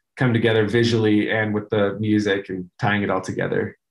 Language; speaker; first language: English; native; English